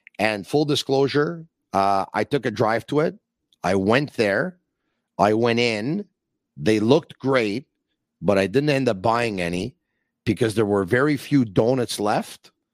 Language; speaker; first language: English; native; English